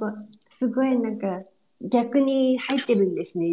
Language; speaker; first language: Japanese; non-native, fluent; Chinese